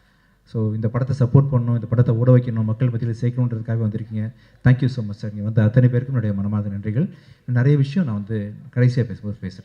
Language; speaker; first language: Tamil; native; Tamil